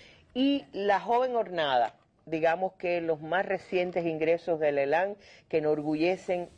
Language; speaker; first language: Spanish; native; Spanish